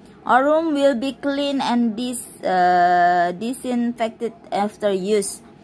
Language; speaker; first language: English; non-native, learner; Indonesian